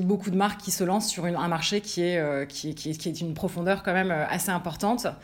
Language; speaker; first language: French; native; French